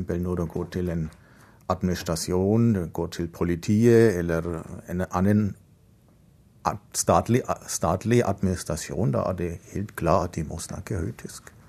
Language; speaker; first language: Norwegian; non-native, fluent; German